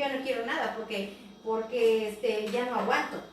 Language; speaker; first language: Spanish; native; Spanish